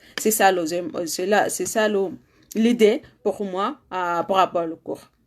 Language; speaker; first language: French; non-native, learner; Arabic